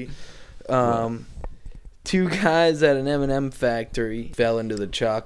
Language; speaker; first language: English; native; English